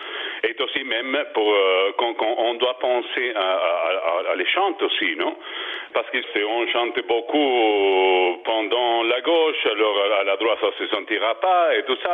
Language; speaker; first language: French; non-native, learner; Spanish